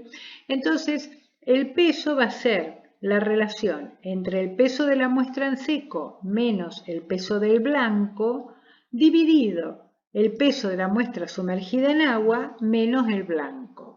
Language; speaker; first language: Spanish; native; Spanish